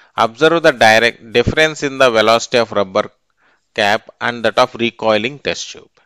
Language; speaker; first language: English; non-native, local second language; Telugu